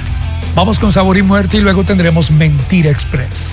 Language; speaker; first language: Spanish; native; Spanish